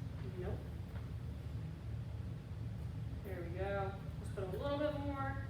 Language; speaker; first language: English; native; English